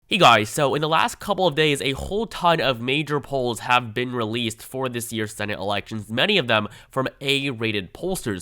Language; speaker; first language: English; native; English